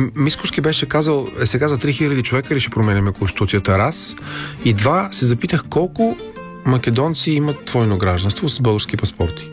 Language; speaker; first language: Bulgarian; native; Bulgarian